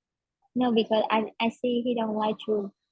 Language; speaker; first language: English; non-native, learner; Vietnamese